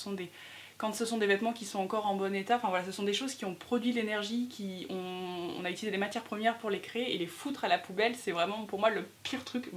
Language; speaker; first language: French; native; French